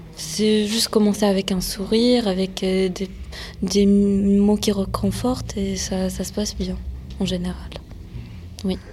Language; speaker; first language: French; early bilingual, other home language; Arabic